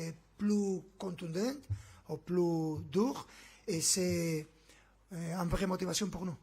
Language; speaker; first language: French; non-native, fluent; Spanish